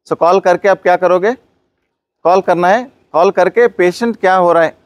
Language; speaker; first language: Hindi; non-native, local second language; Kannada